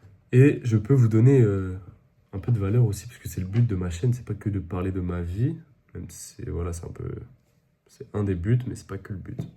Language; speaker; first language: French; native; French